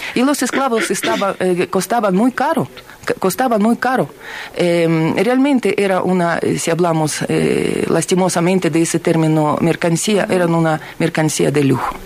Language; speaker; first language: Spanish; non-native, fluent; Ukrainian